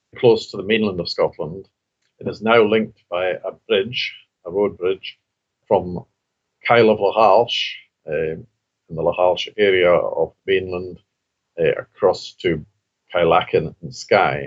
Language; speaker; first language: English; non-native, local second language; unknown